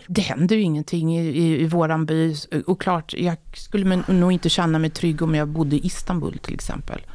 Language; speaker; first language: Swedish; native; Swedish